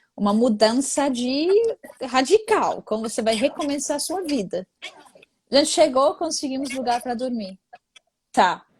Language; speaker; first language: Portuguese; non-native, fluent; Arabic